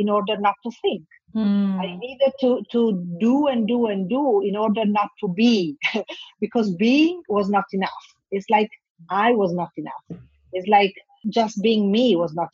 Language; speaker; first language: English; non-native, fluent; Italian